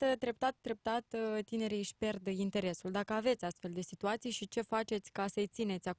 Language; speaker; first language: Romanian; native; Romanian